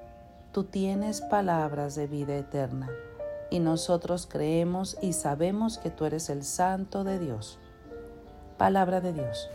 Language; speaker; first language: Spanish; native; Spanish